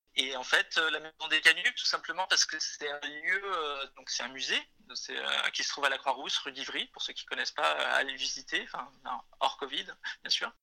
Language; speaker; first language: French; native; French